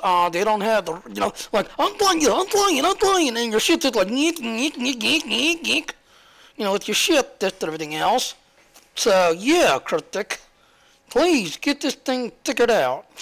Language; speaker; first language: English; native; English